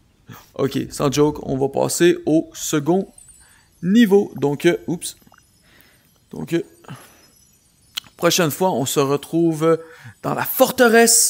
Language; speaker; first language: French; native; French